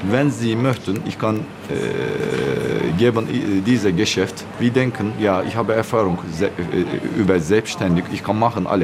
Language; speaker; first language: German; non-native, learner; Turkish